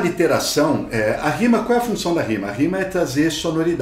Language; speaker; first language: Portuguese; native; Portuguese